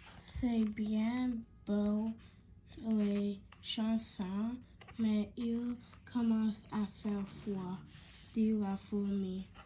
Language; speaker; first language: French; non-native, learner; English